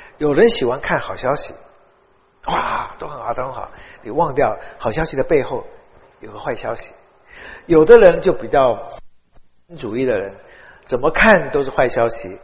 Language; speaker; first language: Chinese; native; Chinese